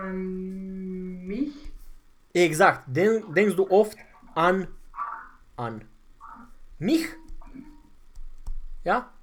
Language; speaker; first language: German; non-native, fluent; Romanian